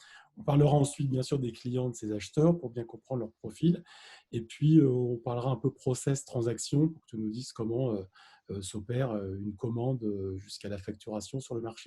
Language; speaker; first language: French; native; French